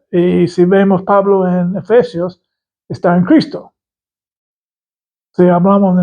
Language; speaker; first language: Spanish; non-native, fluent; English